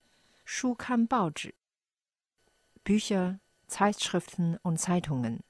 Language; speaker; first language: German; non-native, fluent; Chinese